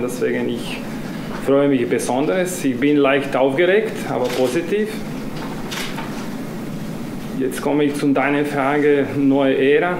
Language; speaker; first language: German; non-native, fluent; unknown